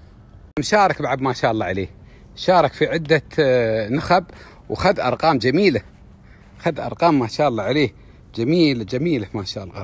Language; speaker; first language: Arabic; native; Arabic